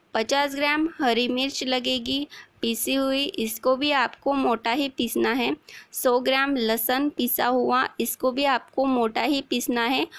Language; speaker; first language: Hindi; non-native, local second language; Marathi